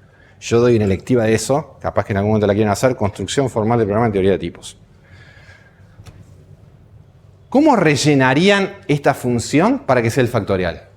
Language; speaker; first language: Spanish; native; Spanish